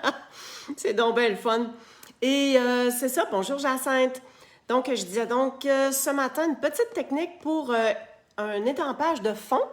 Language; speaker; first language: French; native; French